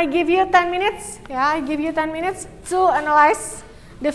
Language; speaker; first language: English; non-native, local second language; Indonesian